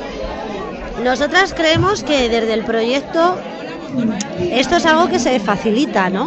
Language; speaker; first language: Spanish; native; Spanish